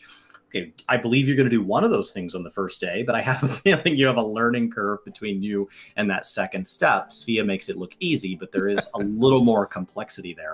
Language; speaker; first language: English; native; English